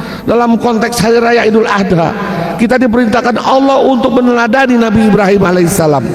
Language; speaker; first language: Indonesian; native; Indonesian